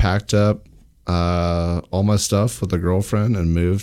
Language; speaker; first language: English; native; English